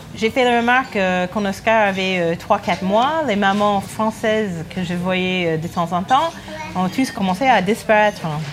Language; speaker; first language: French; non-native, fluent; English